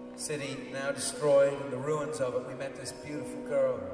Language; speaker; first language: English; native; English